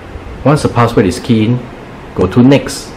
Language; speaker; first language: English; native; English